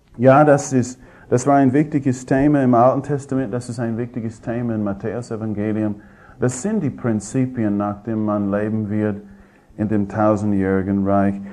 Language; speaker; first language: German; non-native, fluent; English